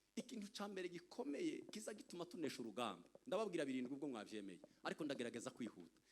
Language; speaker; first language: Kinyarwanda; native; Kinyarwanda